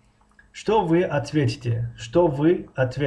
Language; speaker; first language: Russian; non-native, fluent; Tajik